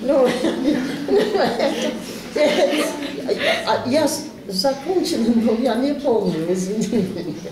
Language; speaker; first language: Russian; non-native, learner; English